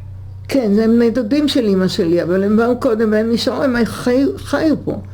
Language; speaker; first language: Hebrew; early bilingual, other home language; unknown